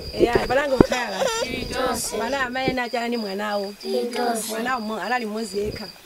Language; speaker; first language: Nyanja; non-native, local second language; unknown